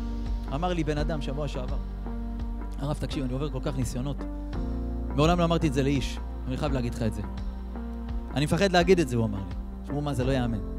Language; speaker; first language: Hebrew; native; Hebrew